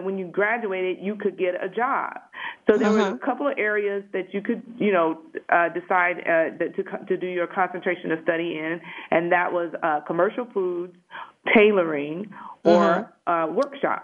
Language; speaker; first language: English; native; English